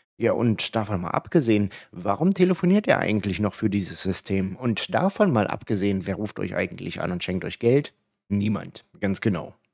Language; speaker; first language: German; native; German